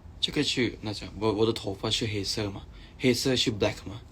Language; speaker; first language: Chinese; non-native, learner; Thai